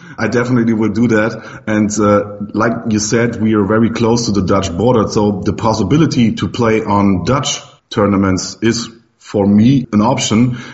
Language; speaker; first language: English; non-native, fluent; German